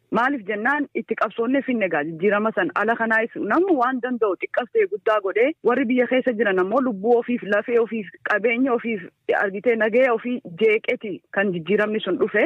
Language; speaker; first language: Oromo; native; Oromo